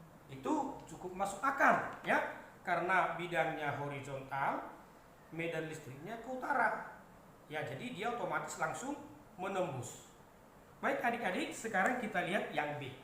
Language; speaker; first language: Indonesian; native; Indonesian